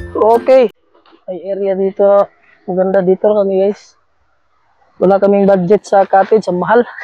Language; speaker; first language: Filipino; non-native, local second language; Cebuano